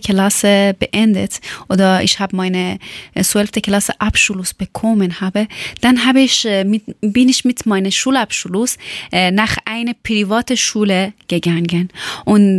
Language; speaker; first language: German; non-native, learner; Persian